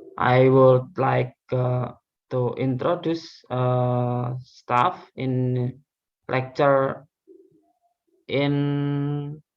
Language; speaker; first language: English; non-native, learner; Indonesian